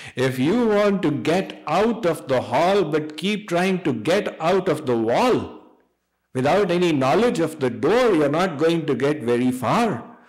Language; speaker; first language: English; non-native, local second language; Hindi